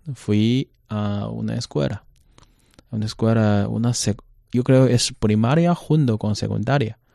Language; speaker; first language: Spanish; non-native, learner; Chinese